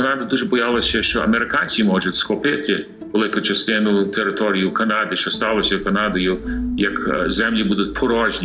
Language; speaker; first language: Ukrainian; early bilingual, heritage; English